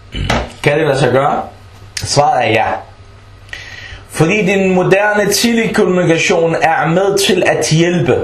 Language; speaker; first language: Danish; early bilingual, other home language; Arabic